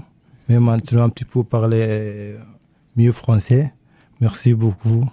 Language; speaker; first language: French; non-native, learner; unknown